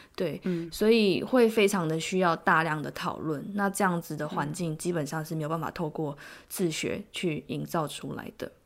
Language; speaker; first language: Chinese; native; Chinese